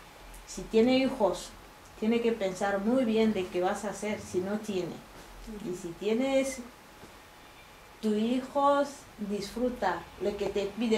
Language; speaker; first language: Spanish; non-native, fluent; Bambara